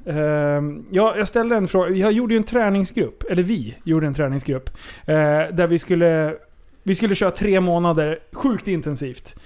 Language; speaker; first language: Swedish; native; Swedish